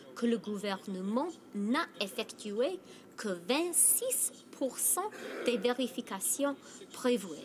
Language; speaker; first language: French; non-native, fluent; English